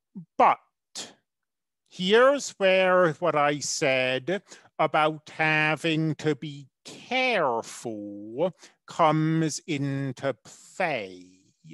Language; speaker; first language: English; native; English